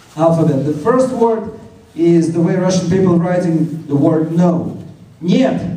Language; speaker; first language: English; non-native, fluent; Russian